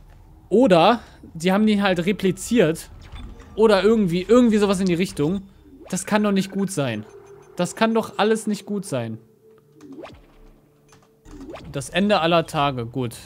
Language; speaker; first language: German; native; German